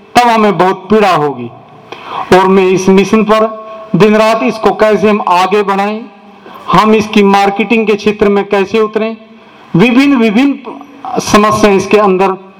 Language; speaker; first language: Hindi; native; Hindi